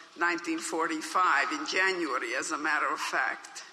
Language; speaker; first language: English; non-native, fluent; Hungarian